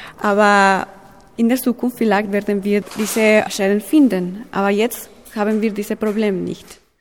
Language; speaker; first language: German; non-native, fluent; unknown